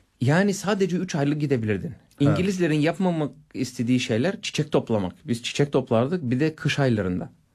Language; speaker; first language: Turkish; non-native, fluent; Bulgarian